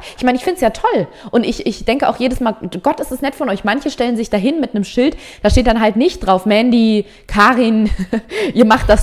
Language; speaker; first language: German; native; German